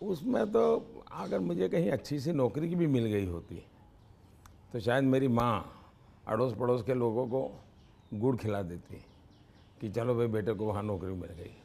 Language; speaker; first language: Hindi; non-native, local second language; Gujarati